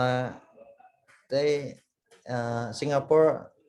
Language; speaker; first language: English; non-native, learner; Indonesian